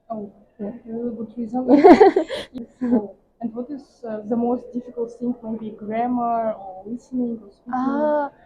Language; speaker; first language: English; non-native, fluent; Russian